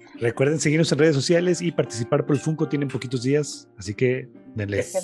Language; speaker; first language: Spanish; native; Spanish